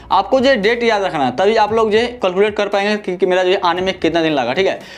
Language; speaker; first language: Hindi; native; Hindi